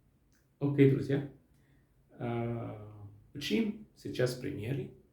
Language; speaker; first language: Russian; non-native, learner; Arabic